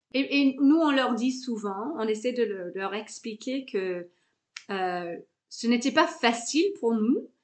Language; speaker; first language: French; non-native, fluent; English